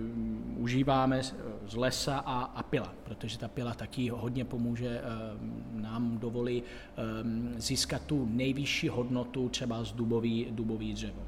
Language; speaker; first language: Czech; non-native, fluent; Italian